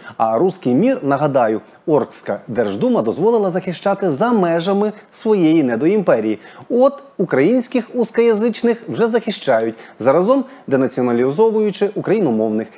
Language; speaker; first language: Ukrainian; native; Ukrainian